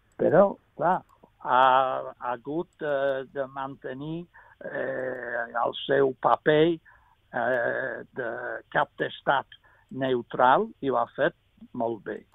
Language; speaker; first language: Catalan; non-native, fluent; English